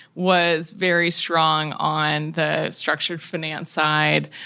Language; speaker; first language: English; native; English